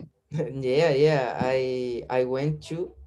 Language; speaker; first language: English; non-native, learner; Spanish